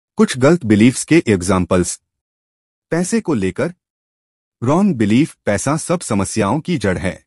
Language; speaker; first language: Hindi; native; Hindi